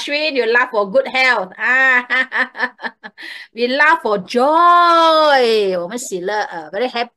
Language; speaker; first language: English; non-native, local second language; Chinese